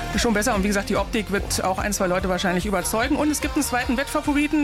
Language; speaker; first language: German; native; German